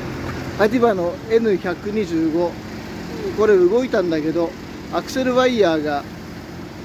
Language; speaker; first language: Japanese; native; Japanese